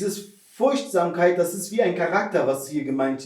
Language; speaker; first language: German; non-native, fluent; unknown